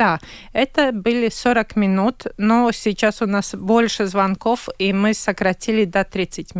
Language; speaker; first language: Russian; non-native, local second language; Latvian